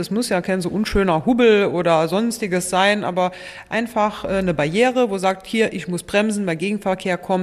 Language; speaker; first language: German; native; German